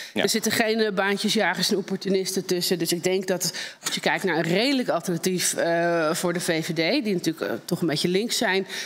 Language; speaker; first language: Dutch; native; Dutch